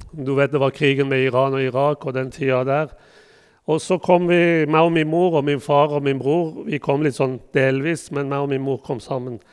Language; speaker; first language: Norwegian; non-native, fluent; Persian